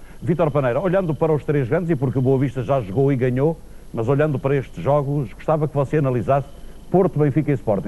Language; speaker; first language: Portuguese; native; Portuguese